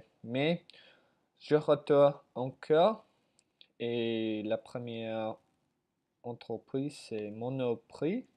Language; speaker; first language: French; non-native, learner; English